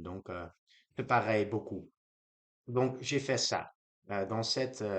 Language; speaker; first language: French; non-native, learner; Dutch